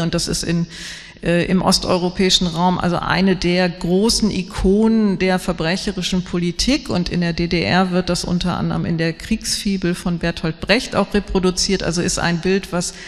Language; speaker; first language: German; native; German